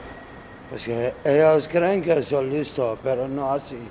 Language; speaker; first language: Spanish; non-native, learner; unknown